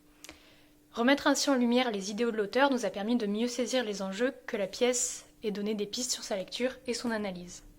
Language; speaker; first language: French; native; French